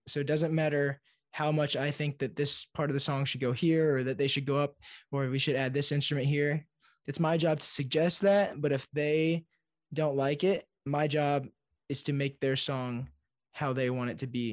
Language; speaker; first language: English; native; English